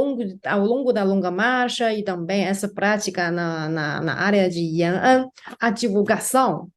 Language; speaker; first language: Portuguese; non-native, fluent; Chinese